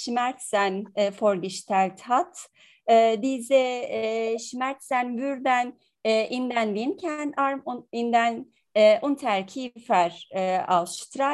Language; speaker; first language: German; non-native, learner; Turkish